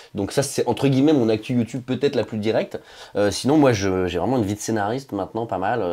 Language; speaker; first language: French; native; French